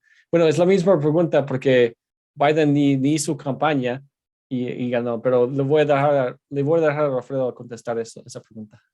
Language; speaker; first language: Spanish; non-native, fluent; English